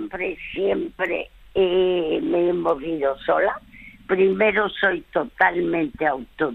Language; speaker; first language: Spanish; early bilingual, other home language; French